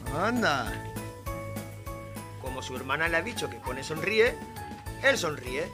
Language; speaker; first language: Spanish; native; Spanish